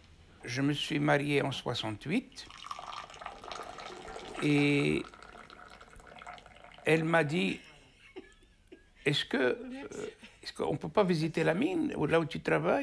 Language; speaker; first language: French; non-native, local second language; Arabic